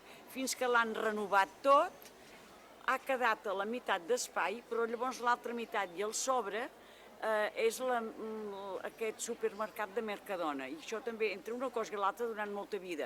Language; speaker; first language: Catalan; native; Catalan